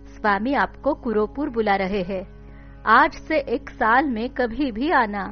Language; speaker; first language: Hindi; non-native, local second language; Marathi